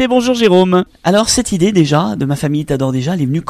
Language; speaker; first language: French; native; French